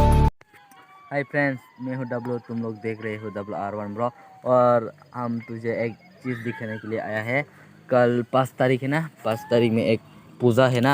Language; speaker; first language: Hindi; non-native, local second language; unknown